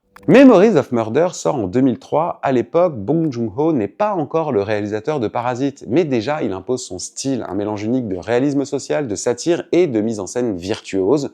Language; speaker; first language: French; native; French